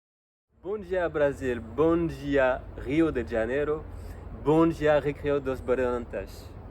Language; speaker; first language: Portuguese; non-native, learner; French